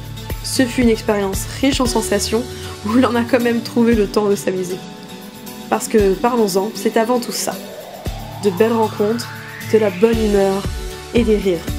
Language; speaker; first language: French; native; French